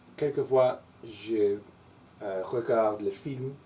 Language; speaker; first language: French; non-native, learner; English